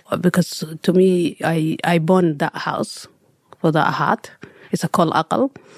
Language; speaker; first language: English; non-native, learner; Somali